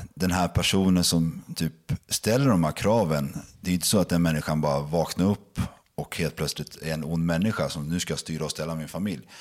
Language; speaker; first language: Swedish; native; Swedish